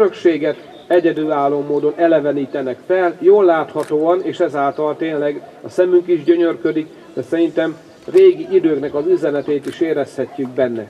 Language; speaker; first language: Hungarian; native; Hungarian